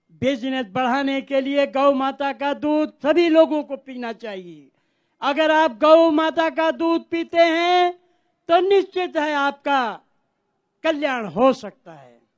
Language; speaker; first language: Hindi; non-native, local second language; Telugu